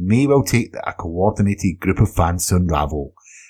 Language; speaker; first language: English; native; English